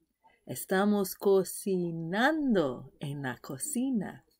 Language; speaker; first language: Spanish; non-native, fluent; English